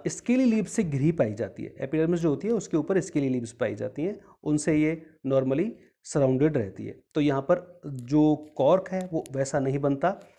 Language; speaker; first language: Hindi; native; Hindi